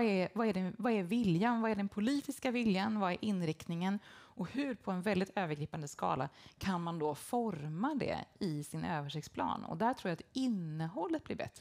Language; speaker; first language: Swedish; native; Swedish